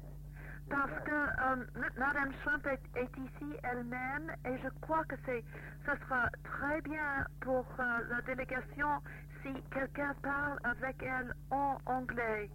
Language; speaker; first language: French; non-native, fluent; English